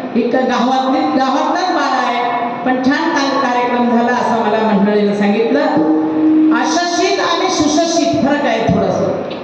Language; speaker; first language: Marathi; non-native, local second language; Rajasthani